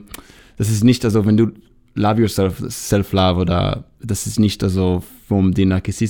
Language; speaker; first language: German; non-native, learner; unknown